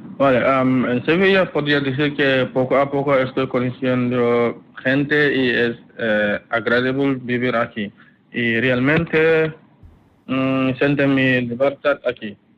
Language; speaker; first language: Spanish; non-native, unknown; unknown